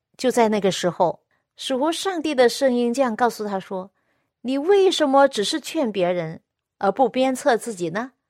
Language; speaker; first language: Chinese; non-native, local second language; Cantonese